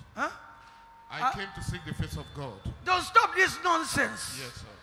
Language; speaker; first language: English; non-native, local second language; Ibibio